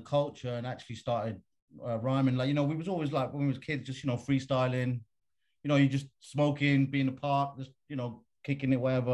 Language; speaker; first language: English; native; English